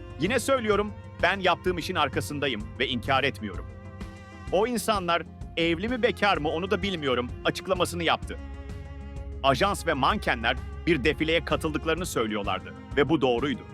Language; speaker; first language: Turkish; native; Turkish